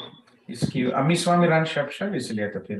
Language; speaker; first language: Russian; non-native, fluent; Telugu